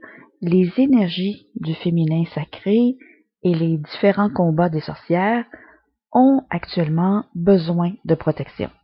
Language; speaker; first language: French; native; French